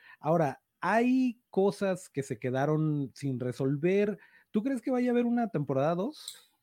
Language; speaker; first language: Spanish; native; Spanish